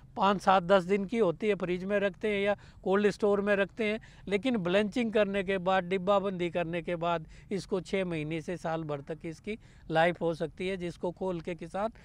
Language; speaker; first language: Hindi; native; Hindi